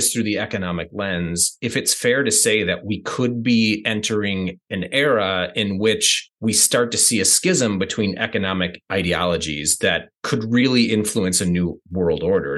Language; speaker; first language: English; native; English